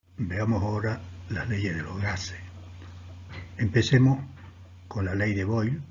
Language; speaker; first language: Spanish; native; Spanish